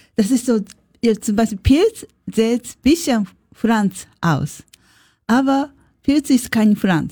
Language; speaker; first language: German; non-native, learner; Japanese